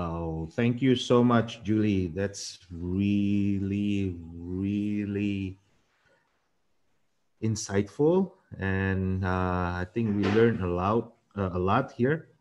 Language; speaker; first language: English; non-native, fluent; Indonesian